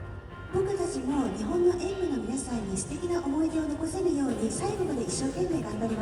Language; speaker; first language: Japanese; native; Japanese